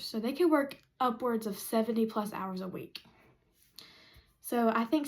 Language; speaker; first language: English; native; English